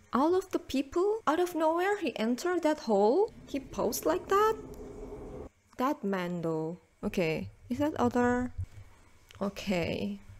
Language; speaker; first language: English; non-native, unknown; Indonesian